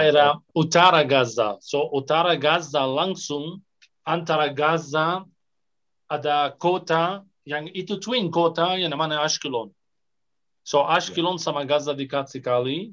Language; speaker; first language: Indonesian; non-native, fluent; Arabic